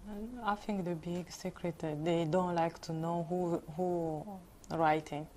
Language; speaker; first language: English; non-native, learner; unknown